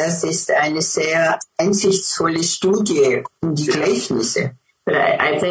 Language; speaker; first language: German; non-native, fluent; English